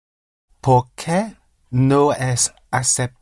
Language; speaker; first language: Spanish; non-native, learner; English